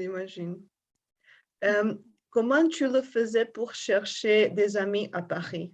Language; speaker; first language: French; non-native, fluent; Czech